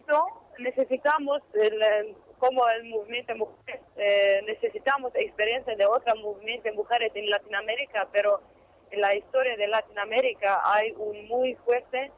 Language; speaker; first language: Spanish; non-native, learner; Kurdish